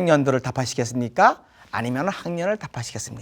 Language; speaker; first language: Korean; native; Korean